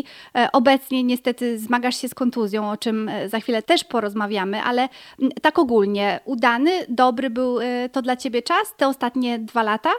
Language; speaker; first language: Polish; native; Polish